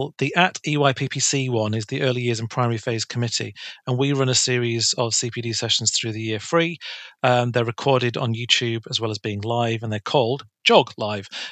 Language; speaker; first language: English; native; English